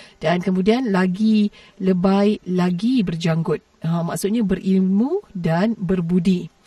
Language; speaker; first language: Malay; native; Malay